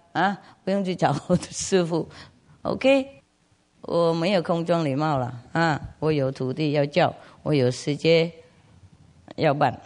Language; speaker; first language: Chinese; non-native, fluent; Vietnamese